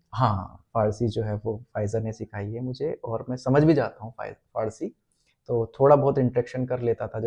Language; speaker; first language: Hindi; native; Hindi